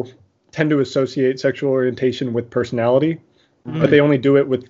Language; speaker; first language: English; native; English